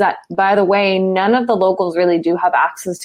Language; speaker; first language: English; native; English